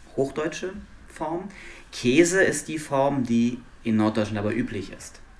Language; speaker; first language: German; non-native, local second language; Luxembourgish